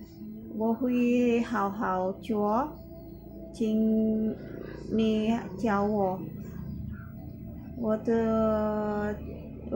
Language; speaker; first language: Chinese; non-native, learner; Indonesian